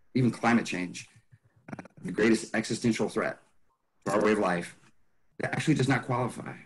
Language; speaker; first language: English; native; English